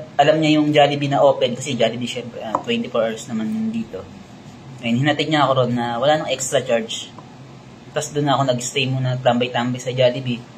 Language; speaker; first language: Filipino; native; Filipino